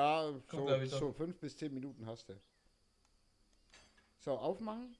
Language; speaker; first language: German; native; German